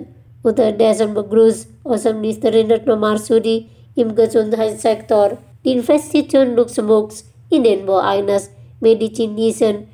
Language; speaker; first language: German; non-native, fluent; Indonesian